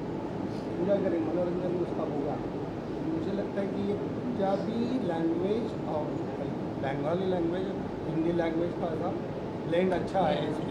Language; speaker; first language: Hindi; non-native, local second language; Marathi